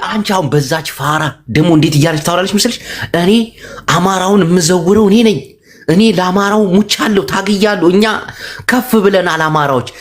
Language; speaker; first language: Amharic; native; Amharic